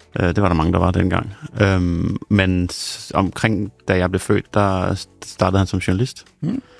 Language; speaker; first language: Danish; native; Danish